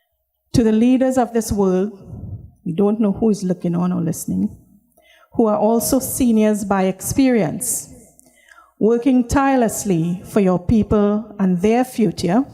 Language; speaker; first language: English; native; English